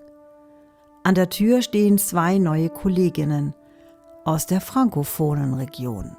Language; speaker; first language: German; native; German